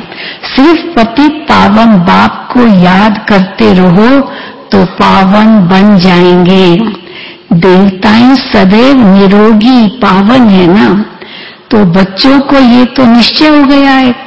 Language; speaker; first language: Hindi; native; Hindi